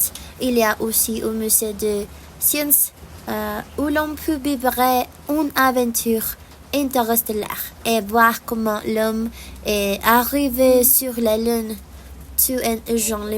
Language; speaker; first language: French; non-native, learner; Spanish